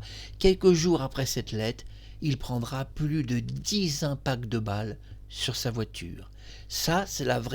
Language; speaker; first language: French; native; French